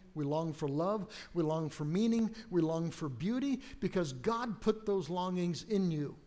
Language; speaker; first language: English; native; English